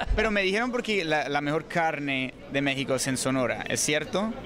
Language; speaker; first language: Spanish; non-native, fluent; English